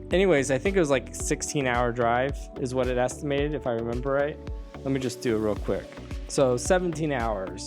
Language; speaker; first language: English; native; English